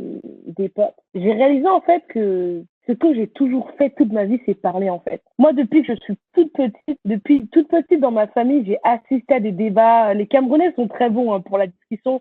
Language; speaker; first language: French; native; French